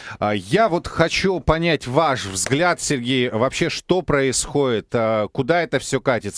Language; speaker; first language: Russian; native; Russian